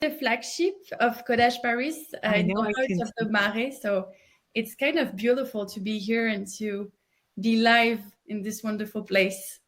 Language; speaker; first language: English; non-native, fluent; French